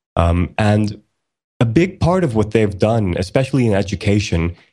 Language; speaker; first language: English; early bilingual, other home language; Swedish